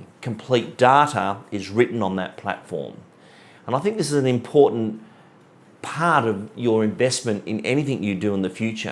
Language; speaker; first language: English; native; English